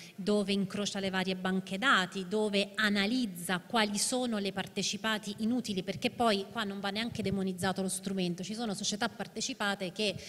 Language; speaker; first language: Italian; native; Italian